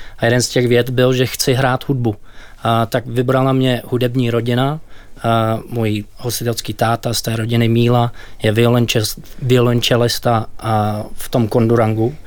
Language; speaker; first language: Czech; non-native, fluent; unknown